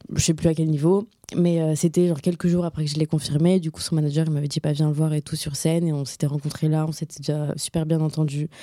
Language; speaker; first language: French; native; French